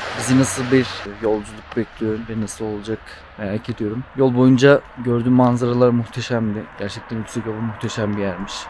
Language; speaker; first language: Turkish; non-native, local second language; Kurdish